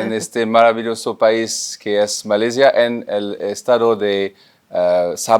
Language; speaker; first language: Spanish; non-native, fluent; French